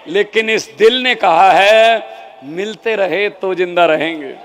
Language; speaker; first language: Hindi; non-native, local second language; Punjabi